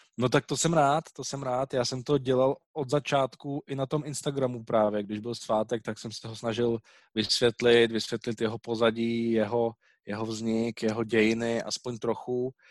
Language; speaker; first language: Czech; native; Czech